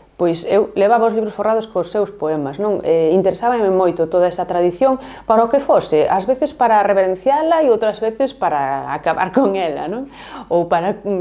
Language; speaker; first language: Galician; native; Galician